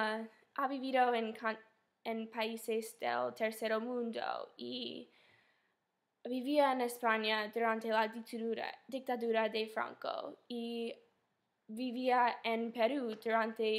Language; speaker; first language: Spanish; non-native, fluent; English